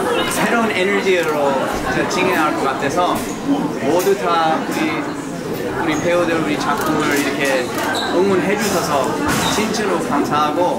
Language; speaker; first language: Korean; early bilingual, heritage; English